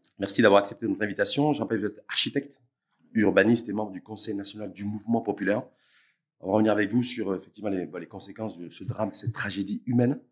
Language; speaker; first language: French; native; French